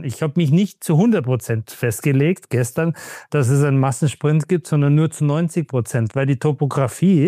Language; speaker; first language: German; native; German